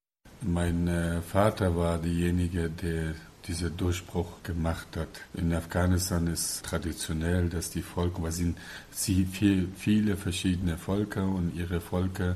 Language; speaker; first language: German; non-native, learner; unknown